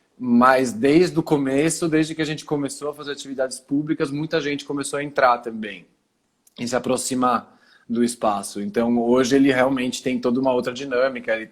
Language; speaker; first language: Portuguese; early bilingual, other home language; Italian